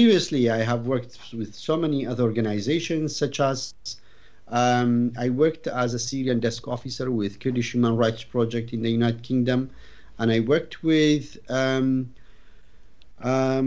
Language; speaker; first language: English; non-native, fluent; Arabic